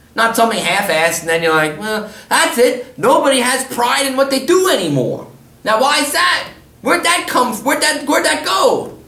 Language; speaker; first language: English; early bilingual, other home language; German